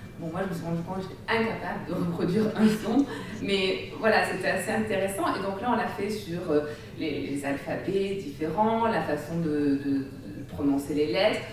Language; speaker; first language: French; native; French